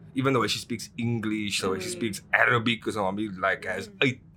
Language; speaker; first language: English; native; English